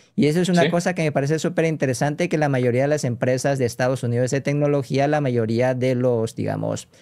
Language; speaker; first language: Spanish; non-native, fluent; Korean